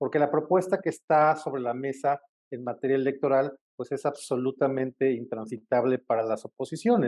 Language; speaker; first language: Spanish; native; Spanish